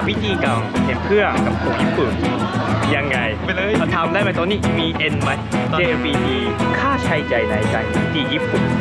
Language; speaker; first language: Thai; non-native, fluent; Japanese